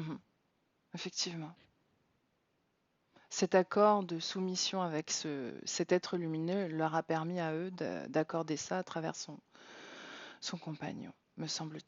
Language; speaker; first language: French; native; French